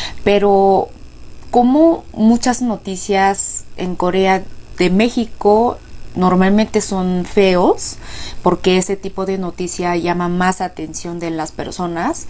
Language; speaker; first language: Spanish; non-native, fluent; Korean